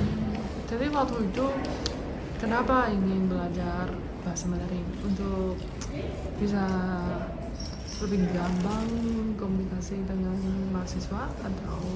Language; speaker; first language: Indonesian; non-native, fluent; Chinese